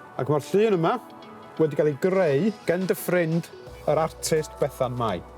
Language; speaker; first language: Welsh; native; Welsh